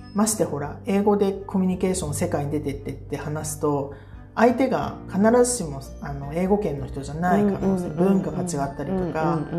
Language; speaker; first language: Japanese; early bilingual, heritage; English